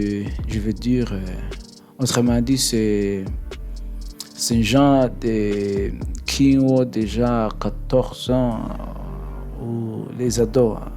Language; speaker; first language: French; non-native, learner; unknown